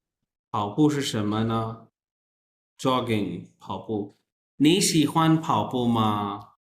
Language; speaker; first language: Chinese; non-native, fluent; Urdu